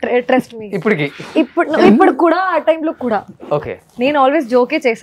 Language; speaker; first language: Telugu; non-native, fluent; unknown